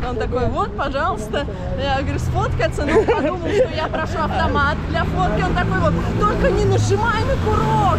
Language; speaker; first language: Russian; native; Russian